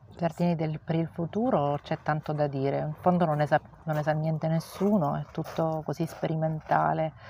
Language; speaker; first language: Italian; native; Italian